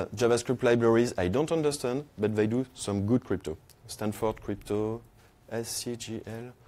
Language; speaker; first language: English; non-native, fluent; French